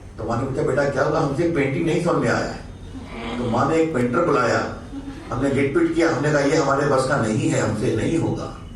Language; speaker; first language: Hindi; native; Hindi